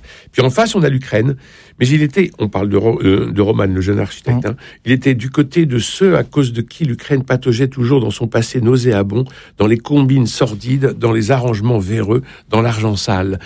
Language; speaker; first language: French; native; French